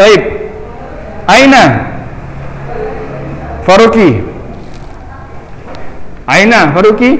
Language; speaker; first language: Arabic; non-native, fluent; Indonesian